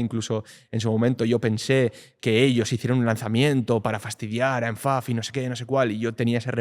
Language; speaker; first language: Spanish; native; Spanish